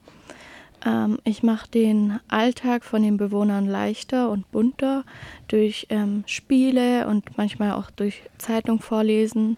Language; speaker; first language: German; native; German